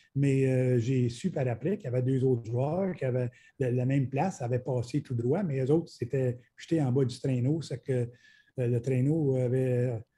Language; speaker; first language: French; native; French